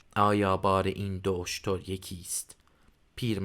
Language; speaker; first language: Persian; non-native, fluent; Turkish